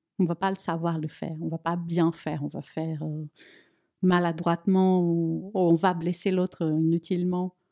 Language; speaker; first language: French; non-native, fluent; Portuguese